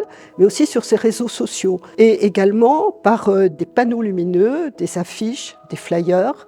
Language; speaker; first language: French; native; French